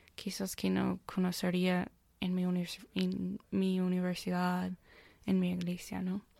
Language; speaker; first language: Spanish; non-native, fluent; English